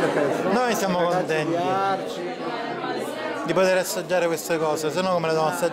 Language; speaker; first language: Italian; native; Italian